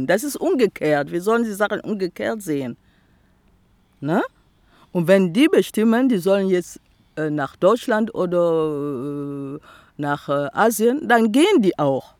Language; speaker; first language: German; non-native, fluent; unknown